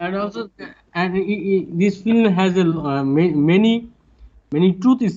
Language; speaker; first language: English; non-native, learner; Bangla